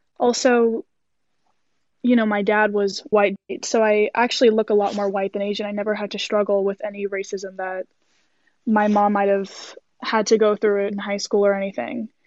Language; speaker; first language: English; native; English